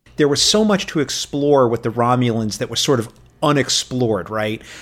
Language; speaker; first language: English; native; English